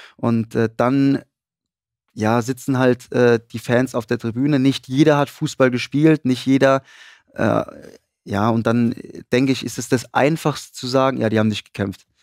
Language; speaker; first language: German; native; German